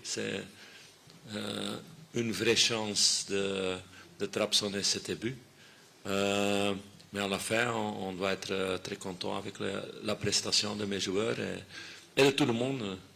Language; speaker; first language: French; non-native, fluent; Dutch